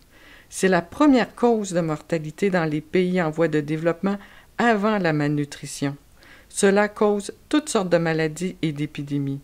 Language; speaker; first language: French; native; French